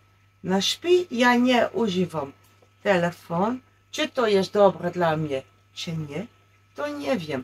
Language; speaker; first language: Polish; non-native, learner; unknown